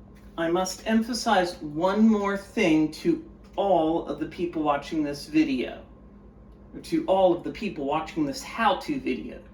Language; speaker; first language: English; native; English